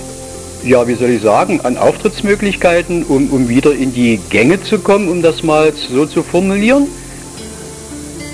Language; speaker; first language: German; native; German